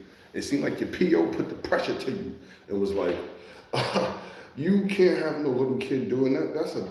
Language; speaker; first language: English; native; English